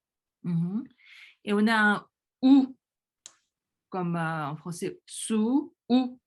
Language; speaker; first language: French; early bilingual, other home language; Korean